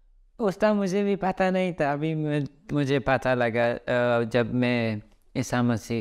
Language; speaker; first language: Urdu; early bilingual, other home language; Pashto